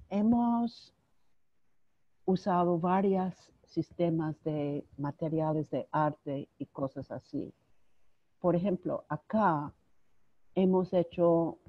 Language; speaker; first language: Spanish; non-native, fluent; English